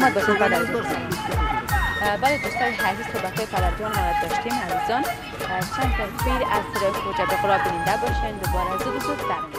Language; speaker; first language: Persian; native; Persian